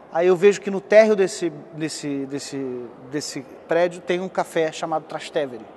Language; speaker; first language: Portuguese; native; Portuguese